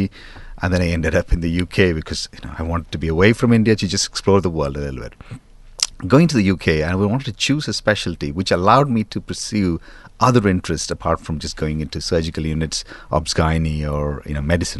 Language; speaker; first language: English; non-native, local second language; Tamil